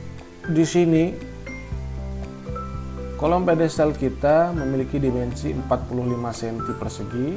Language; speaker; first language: Indonesian; native; Indonesian